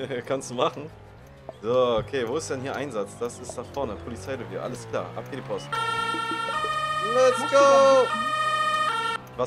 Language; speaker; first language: German; native; German